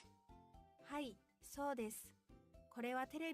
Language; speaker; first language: Japanese; non-native, learner; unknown